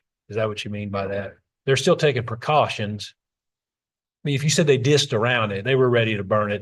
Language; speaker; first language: English; native; English